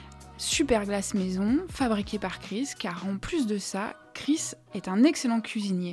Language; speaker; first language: French; native; French